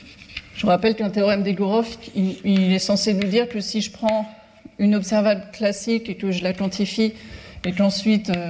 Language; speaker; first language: French; native; French